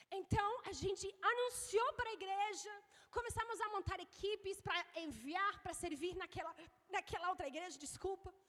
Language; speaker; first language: Portuguese; non-native, fluent; English